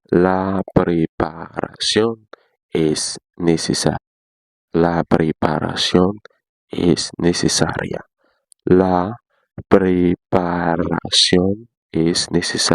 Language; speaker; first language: Spanish; non-native, learner; Haitian Creole